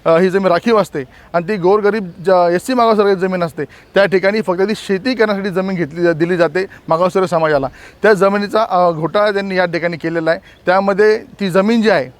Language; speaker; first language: Marathi; native; Marathi